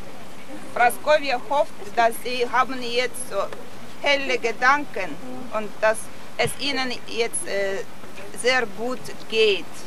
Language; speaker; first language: German; non-native, fluent; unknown